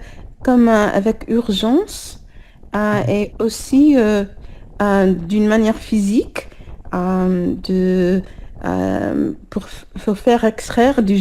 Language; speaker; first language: French; non-native, fluent; English